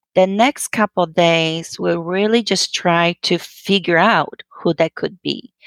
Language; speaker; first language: English; non-native, fluent; Polish